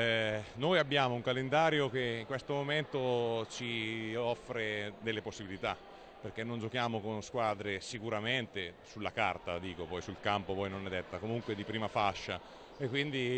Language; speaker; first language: Italian; native; Italian